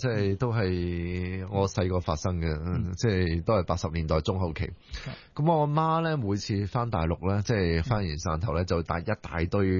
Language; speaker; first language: Cantonese; native; Cantonese